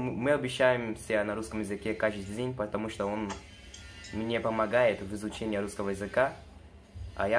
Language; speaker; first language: Russian; non-native, learner; Portuguese